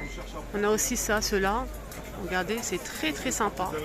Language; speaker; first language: French; native; French